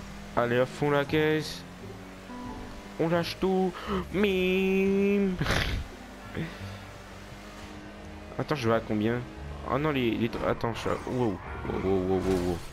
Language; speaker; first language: French; native; French